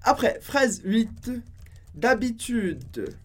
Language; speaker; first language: French; non-native, fluent; Portuguese